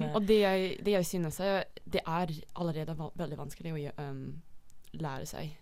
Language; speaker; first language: Swedish; non-native, fluent; Dutch